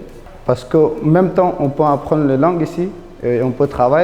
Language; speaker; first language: French; non-native, learner; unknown